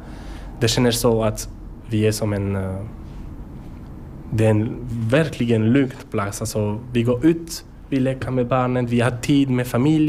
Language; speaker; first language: Swedish; non-native, learner; French